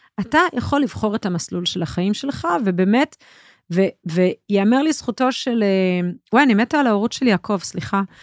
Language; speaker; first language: Hebrew; native; Hebrew